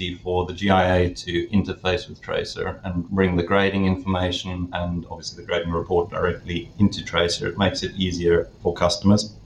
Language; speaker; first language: English; native; English